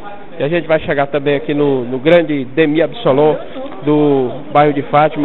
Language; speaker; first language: Portuguese; native; Portuguese